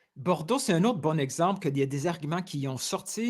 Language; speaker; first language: French; native; French